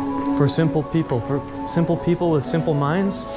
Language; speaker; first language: English; native; English